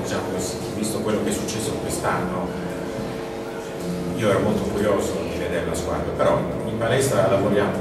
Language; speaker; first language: Italian; native; Italian